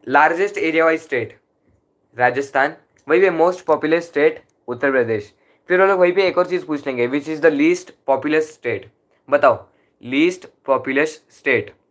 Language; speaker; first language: Hindi; non-native, local second language; Marathi